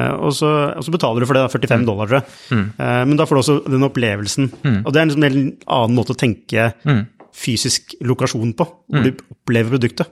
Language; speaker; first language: Norwegian; native; Norwegian